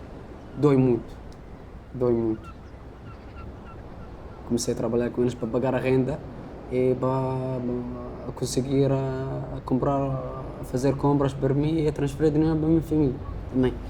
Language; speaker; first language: Portuguese; non-native, learner; Arabic